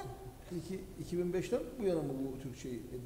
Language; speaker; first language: Turkish; native; Turkish